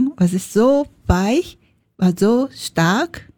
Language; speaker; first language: German; non-native, learner; Japanese